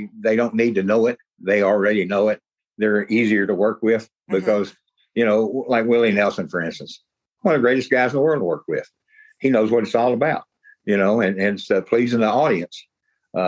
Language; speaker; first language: English; native; English